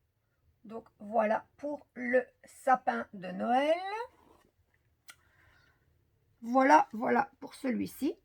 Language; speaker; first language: French; native; French